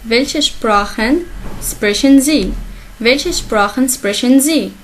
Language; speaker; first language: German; non-native, learner; Arabic